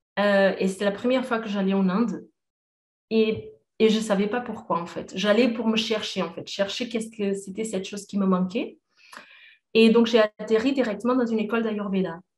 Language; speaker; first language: French; non-native, fluent; Portuguese